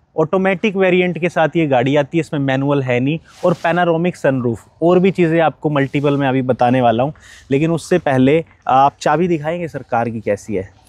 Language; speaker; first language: Hindi; native; Hindi